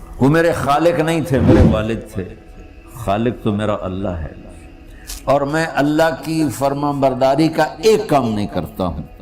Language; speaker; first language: Urdu; non-native, local second language; Punjabi